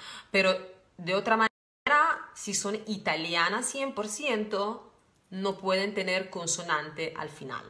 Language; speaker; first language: Spanish; non-native, fluent; Italian